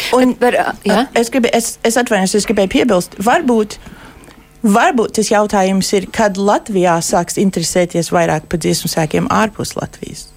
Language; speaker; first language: Latvian; early bilingual, heritage; Latvian